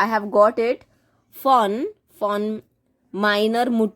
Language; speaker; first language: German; non-native, fluent; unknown